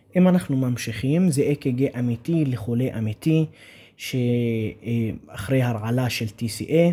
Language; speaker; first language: Hebrew; non-native, local second language; Arabic